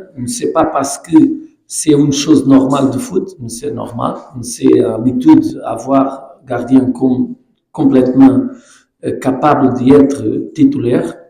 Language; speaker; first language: French; non-native, learner; Portuguese